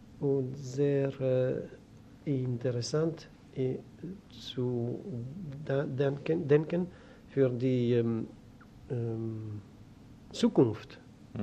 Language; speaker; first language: German; non-native, learner; Greek